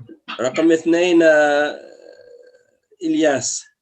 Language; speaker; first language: Arabic; non-native, fluent; French